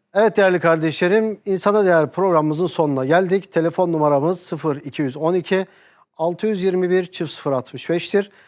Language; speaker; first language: Turkish; native; Turkish